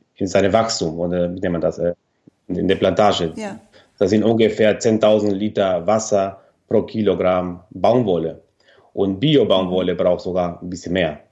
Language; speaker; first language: German; non-native, fluent; Spanish